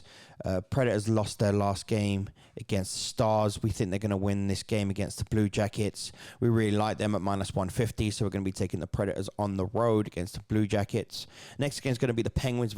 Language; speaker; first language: English; native; English